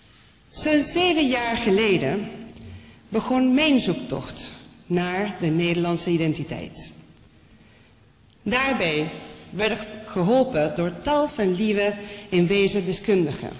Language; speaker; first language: Dutch; non-native, fluent; Spanish